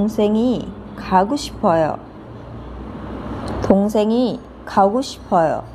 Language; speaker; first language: Korean; non-native, fluent; Indonesian